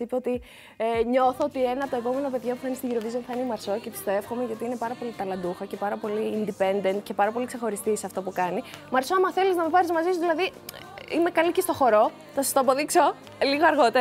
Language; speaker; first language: Greek; native; Greek